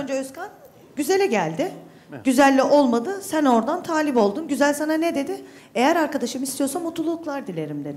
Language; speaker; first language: Turkish; native; Turkish